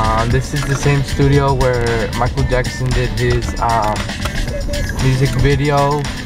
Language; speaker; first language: English; early bilingual, other home language; Spanish